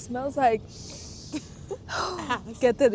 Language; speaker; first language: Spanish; early bilingual, heritage; English